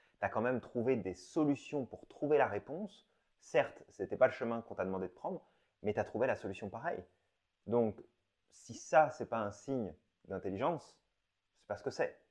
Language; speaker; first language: French; native; French